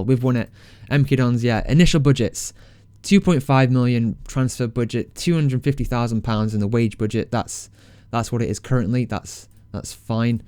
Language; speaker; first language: English; native; English